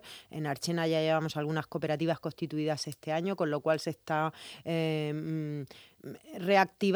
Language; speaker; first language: Spanish; native; Spanish